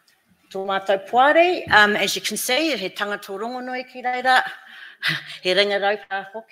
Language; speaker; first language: Māori; non-native, local second language; English